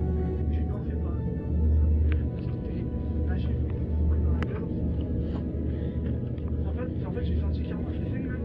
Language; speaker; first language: French; native; French